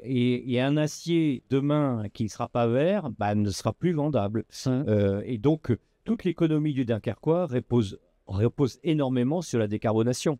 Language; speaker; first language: French; native; French